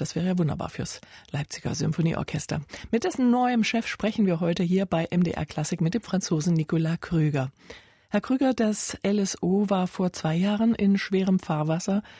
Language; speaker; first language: German; native; German